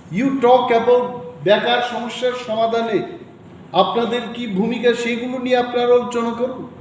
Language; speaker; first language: Bangla; non-native, local second language; Kok Borok